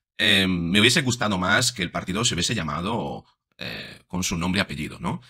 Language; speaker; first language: Spanish; non-native, fluent; Italian